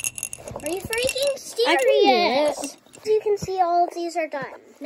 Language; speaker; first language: English; native; English